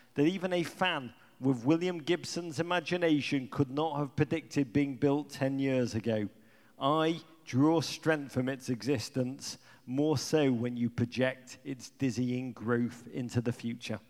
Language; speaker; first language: English; native; English